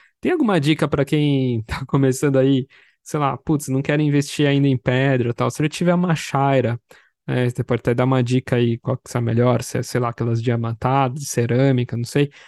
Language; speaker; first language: Portuguese; native; Portuguese